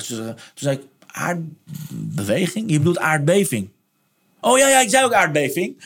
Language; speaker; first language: Dutch; non-native, fluent; Persian